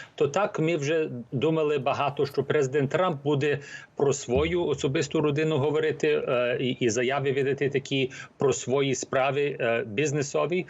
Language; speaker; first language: Ukrainian; early bilingual, heritage; Ukrainian